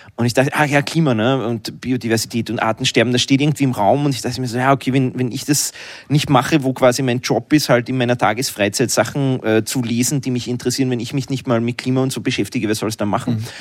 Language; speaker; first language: German; native; German